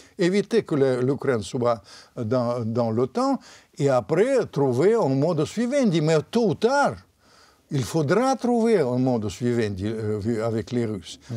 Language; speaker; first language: French; non-native, fluent; Russian